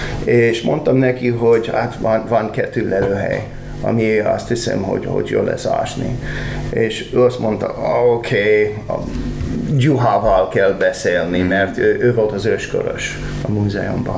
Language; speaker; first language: Hungarian; non-native, learner; English